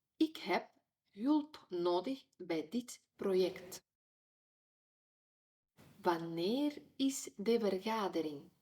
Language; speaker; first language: Dutch; non-native, fluent; Ukrainian